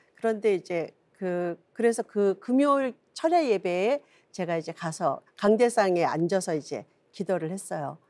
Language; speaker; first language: Korean; native; Korean